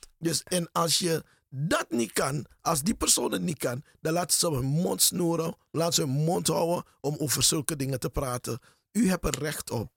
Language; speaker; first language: Dutch; native; Dutch